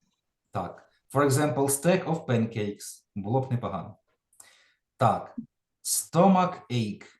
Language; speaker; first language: English; non-native, fluent; Ukrainian